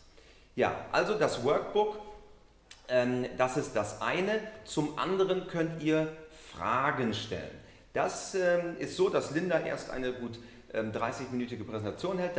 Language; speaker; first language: German; native; German